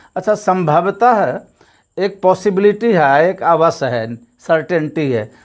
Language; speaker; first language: Hindi; native; Hindi